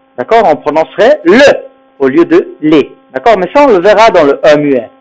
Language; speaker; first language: French; non-native, fluent; Spanish